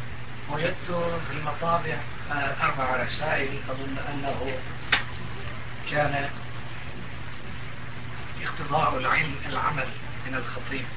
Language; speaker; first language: Arabic; non-native, fluent; Turkish